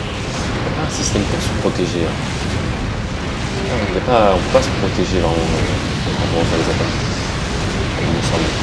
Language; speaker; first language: French; native; French